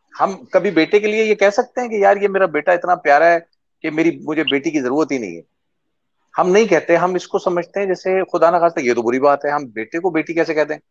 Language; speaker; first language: Urdu; native; Urdu